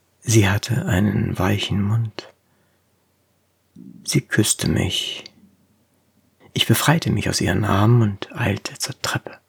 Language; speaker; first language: German; native; German